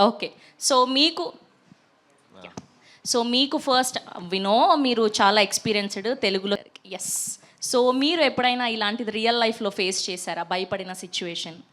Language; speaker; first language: Telugu; native; Telugu